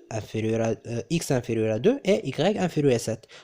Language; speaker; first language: French; non-native, local second language; Arabic